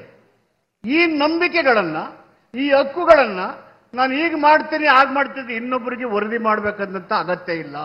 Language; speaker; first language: Kannada; native; Kannada